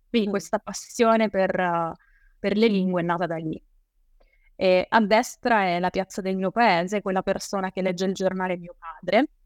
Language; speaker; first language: Italian; native; Italian